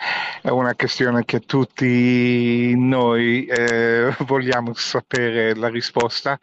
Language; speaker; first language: Italian; non-native, fluent; Hebrew